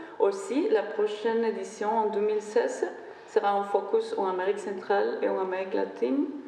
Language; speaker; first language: French; non-native, fluent; Spanish